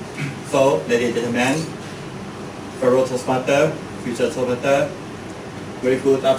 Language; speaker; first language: English; non-native, learner; Thai